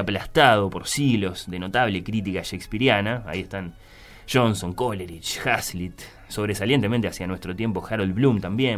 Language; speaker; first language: Spanish; native; Spanish